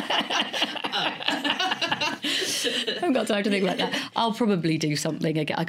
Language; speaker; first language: English; native; English